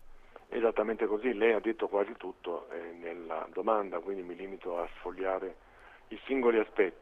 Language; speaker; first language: Italian; native; Italian